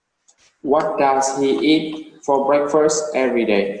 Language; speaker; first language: English; non-native, learner; Vietnamese